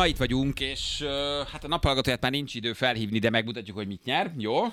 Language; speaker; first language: Hungarian; native; Hungarian